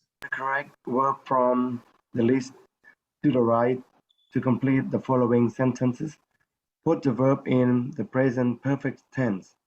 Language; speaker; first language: English; non-native, learner; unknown